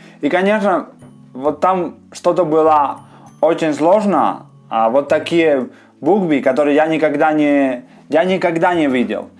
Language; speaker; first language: Russian; non-native, learner; Spanish